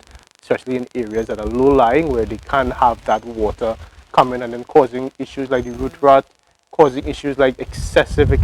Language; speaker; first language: English; native; English